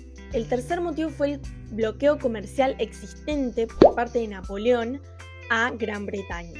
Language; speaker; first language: Spanish; native; Spanish